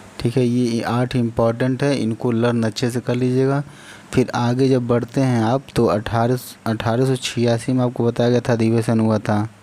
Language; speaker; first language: Hindi; native; Hindi